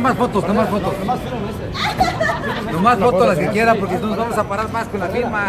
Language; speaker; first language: Spanish; native; Spanish